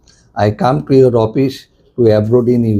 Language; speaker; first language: English; non-native, learner; Bangla